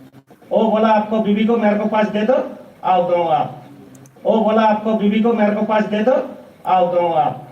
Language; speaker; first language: Hindi; non-native, local second language; Bangla